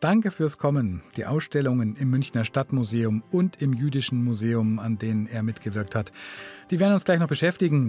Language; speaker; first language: German; native; German